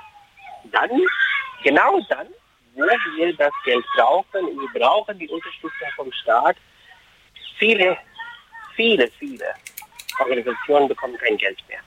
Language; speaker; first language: German; non-native, fluent; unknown